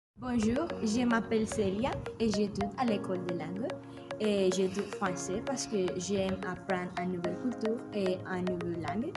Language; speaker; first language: French; non-native, learner; Spanish